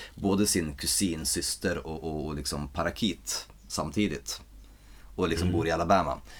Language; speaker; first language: Swedish; native; Swedish